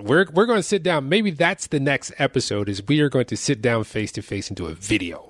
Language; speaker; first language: English; native; English